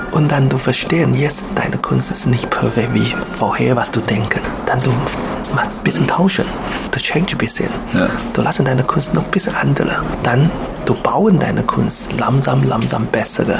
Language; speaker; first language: German; non-native, learner; Chinese